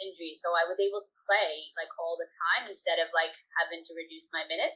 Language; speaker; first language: English; native; English